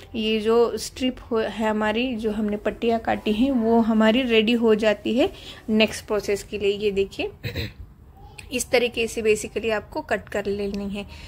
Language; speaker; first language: Hindi; non-native, local second language; Marathi